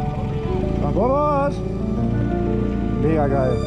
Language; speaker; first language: German; native; German